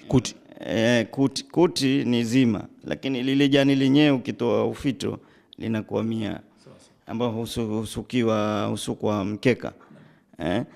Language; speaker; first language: Swahili; native; Swahili